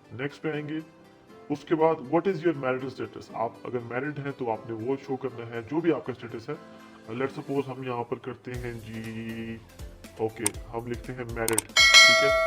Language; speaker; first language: Urdu; non-native, local second language; Punjabi